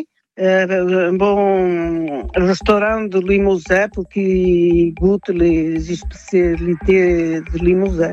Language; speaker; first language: French; non-native, fluent; Portuguese